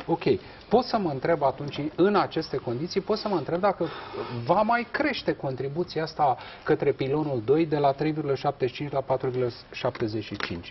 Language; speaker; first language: Romanian; native; Romanian